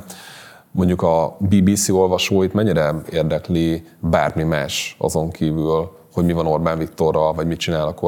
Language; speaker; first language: Hungarian; native; Hungarian